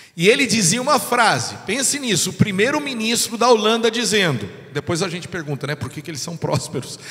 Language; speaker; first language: Portuguese; non-native, fluent; English